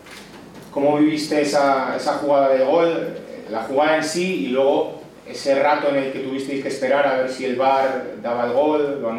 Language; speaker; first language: Spanish; native; Spanish